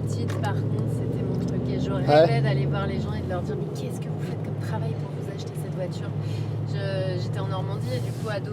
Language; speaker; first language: French; native; French